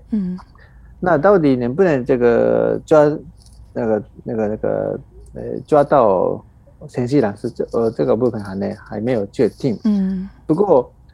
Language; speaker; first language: Chinese; non-native, fluent; Japanese